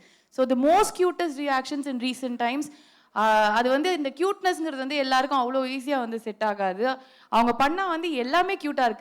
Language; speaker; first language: Tamil; native; Tamil